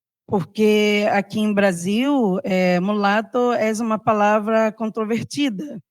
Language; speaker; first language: Portuguese; non-native, learner; Spanish